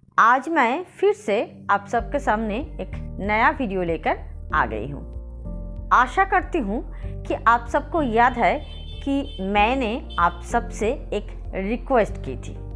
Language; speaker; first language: Hindi; non-native, local second language; Bangla